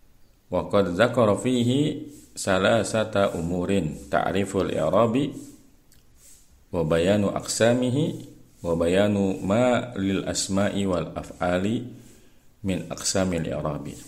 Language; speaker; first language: Arabic; non-native, fluent; Indonesian